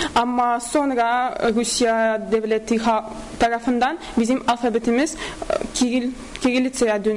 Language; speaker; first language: Turkish; non-native, learner; Tatar